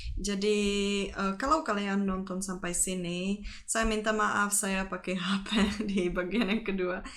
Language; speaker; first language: Indonesian; non-native, fluent; Czech